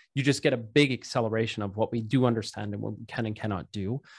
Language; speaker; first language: English; native; English